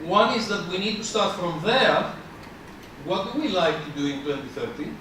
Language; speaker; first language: English; non-native, fluent; Greek